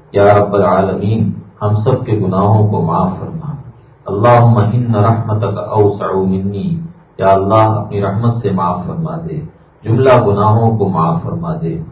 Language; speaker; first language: Urdu; native; Urdu